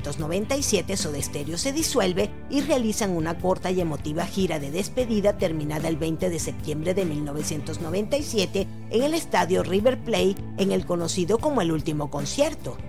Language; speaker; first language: Spanish; native; Spanish